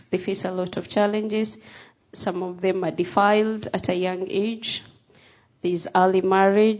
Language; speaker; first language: English; non-native, local second language; Somali